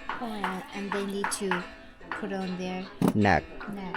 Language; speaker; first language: English; non-native, learner; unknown